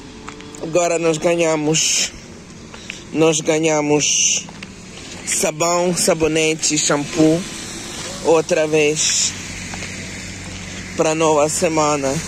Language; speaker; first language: Portuguese; non-native, local second language; Kabuverdianu